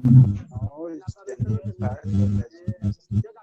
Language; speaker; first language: French; non-native, learner; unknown